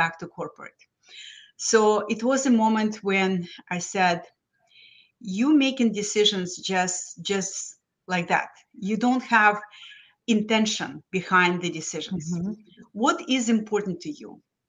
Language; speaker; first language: English; non-native, fluent; Lithuanian